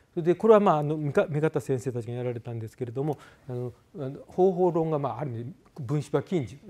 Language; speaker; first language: Japanese; native; Japanese